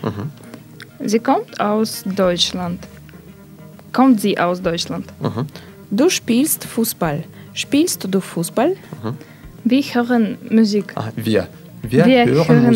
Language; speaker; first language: German; non-native, learner; Russian